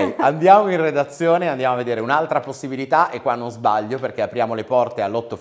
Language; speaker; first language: Italian; native; Italian